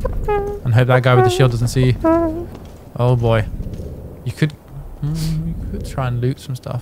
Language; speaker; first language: English; native; English